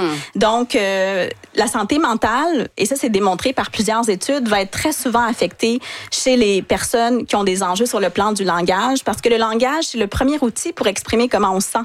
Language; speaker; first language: French; native; French